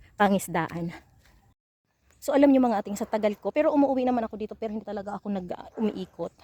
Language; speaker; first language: Filipino; non-native, local second language; Masbatenyo